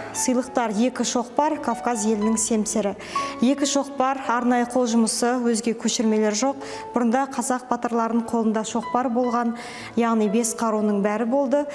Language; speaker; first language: Kazakh; native; Kazakh